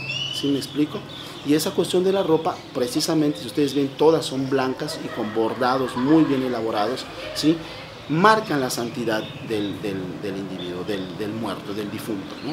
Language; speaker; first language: Spanish; native; Spanish